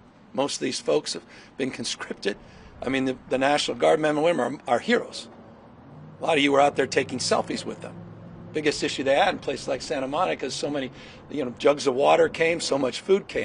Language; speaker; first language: English; native; English